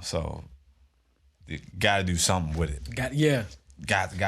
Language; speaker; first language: English; native; English